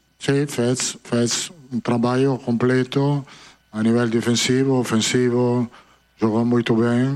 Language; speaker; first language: Portuguese; non-native, fluent; Italian